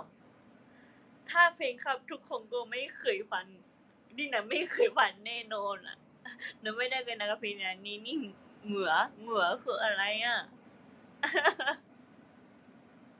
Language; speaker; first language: Thai; non-native, fluent; Japanese